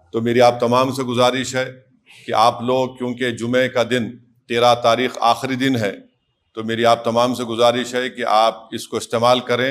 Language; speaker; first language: Hindi; native; Hindi